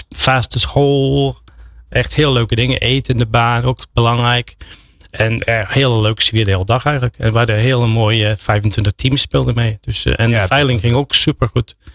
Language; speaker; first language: Dutch; non-native, fluent; English